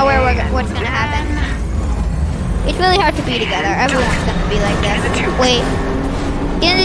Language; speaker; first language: English; native; English